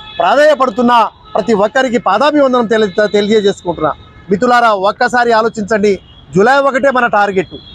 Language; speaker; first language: Telugu; non-native, local second language; Lambadi